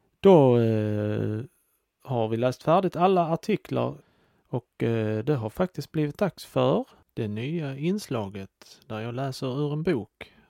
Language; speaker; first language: Swedish; native; Swedish